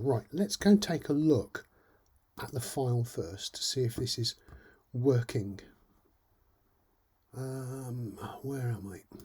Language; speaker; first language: English; native; English